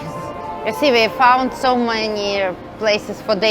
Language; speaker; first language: English; non-native, learner; Russian